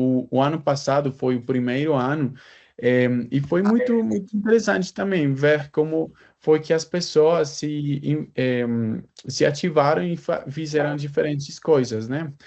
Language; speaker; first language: Portuguese; non-native, fluent; Spanish